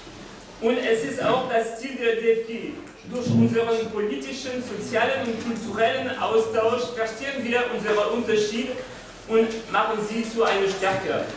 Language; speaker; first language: German; non-native, fluent; French